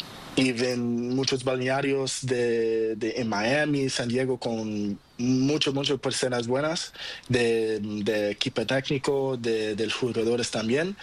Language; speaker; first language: Spanish; non-native, learner; Portuguese